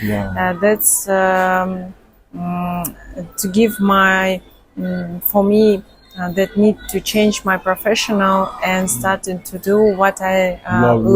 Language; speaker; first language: English; non-native, learner; Russian